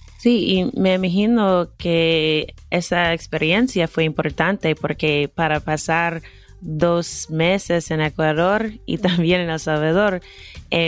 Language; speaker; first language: Spanish; non-native, fluent; English